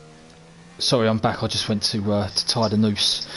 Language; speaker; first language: English; native; English